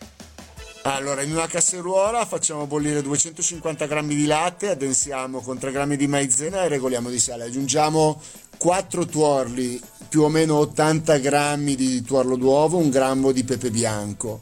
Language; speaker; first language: Italian; native; Italian